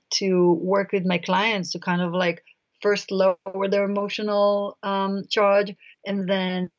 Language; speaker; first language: English; non-native, fluent; Hebrew